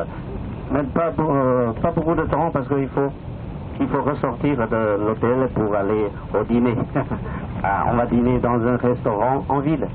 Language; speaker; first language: French; non-native, fluent; Chinese